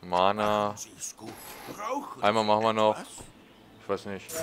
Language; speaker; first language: German; native; German